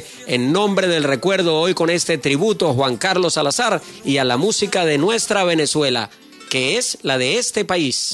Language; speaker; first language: Spanish; native; Spanish